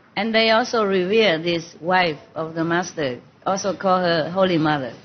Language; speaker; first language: English; non-native, fluent; Vietnamese